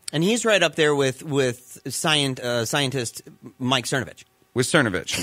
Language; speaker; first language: English; native; English